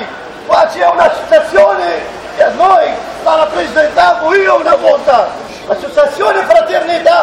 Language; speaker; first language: Italian; non-native, fluent; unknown